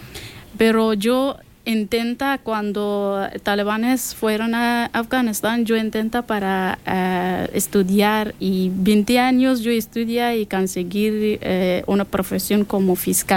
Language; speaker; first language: Spanish; non-native, learner; Persian